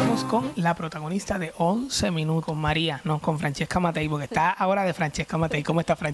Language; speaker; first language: Spanish; native; Spanish